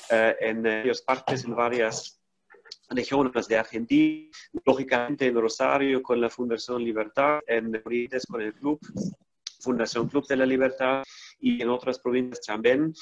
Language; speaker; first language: Spanish; non-native, fluent; German